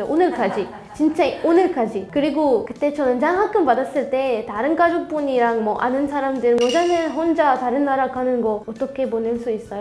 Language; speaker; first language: Korean; non-native, fluent; Arabic